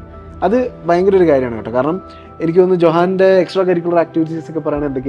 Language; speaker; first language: Malayalam; native; Malayalam